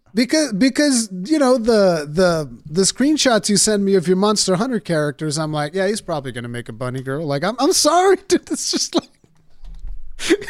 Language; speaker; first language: English; non-native, fluent; Portuguese